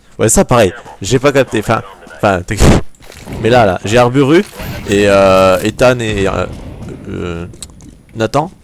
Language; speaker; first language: French; native; French